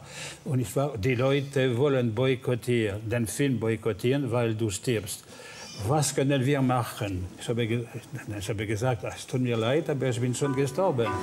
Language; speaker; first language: German; non-native, learner; French